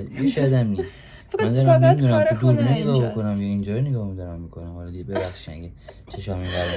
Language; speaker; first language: Persian; native; Persian